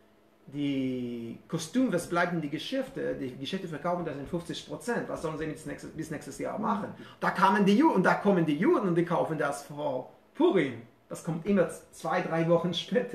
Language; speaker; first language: German; non-native, fluent; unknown